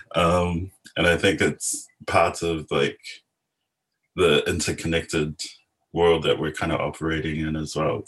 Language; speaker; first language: English; native; English